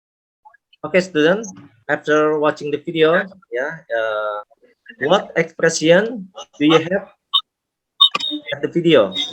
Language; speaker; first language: English; non-native, local second language; Indonesian